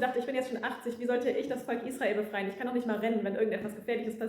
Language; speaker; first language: German; native; German